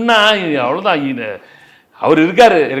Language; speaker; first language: Tamil; non-native, local second language; Telugu